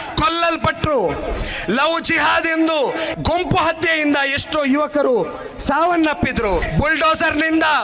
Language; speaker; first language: Kannada; native; Kannada